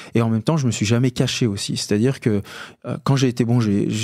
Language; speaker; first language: French; native; French